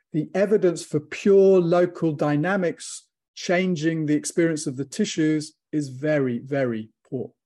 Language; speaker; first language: English; native; English